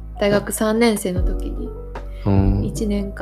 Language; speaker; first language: Chinese; non-native, learner; Japanese